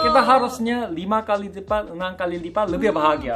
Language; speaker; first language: Indonesian; non-native, fluent; Korean